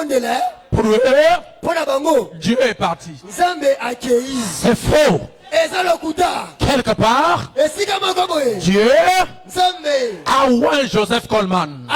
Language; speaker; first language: French; non-native, local second language; Lingala